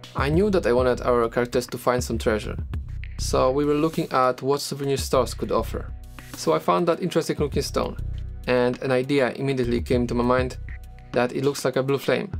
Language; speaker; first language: English; non-native, fluent; Polish